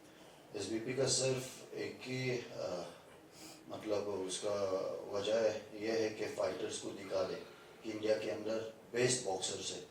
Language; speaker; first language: Hindi; non-native, fluent; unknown